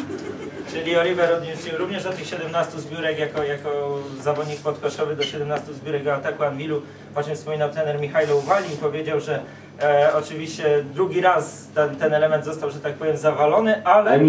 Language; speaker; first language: Polish; native; Polish